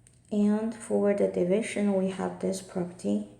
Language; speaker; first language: English; non-native, fluent; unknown